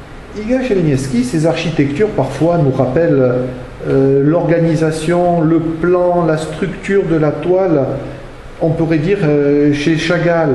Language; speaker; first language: French; native; French